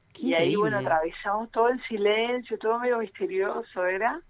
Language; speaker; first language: Spanish; early bilingual, other home language; Portuguese